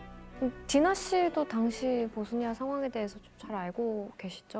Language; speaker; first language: Korean; native; Korean